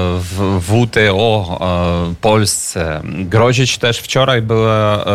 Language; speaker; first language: Polish; non-native, fluent; Ukrainian